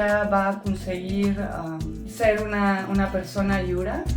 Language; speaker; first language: Catalan; non-native, fluent; Spanish